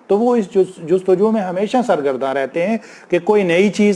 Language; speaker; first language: Urdu; native; Urdu